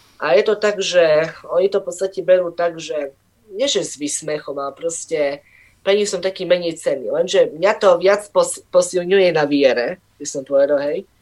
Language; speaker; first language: Slovak; non-native, local second language; Rusyn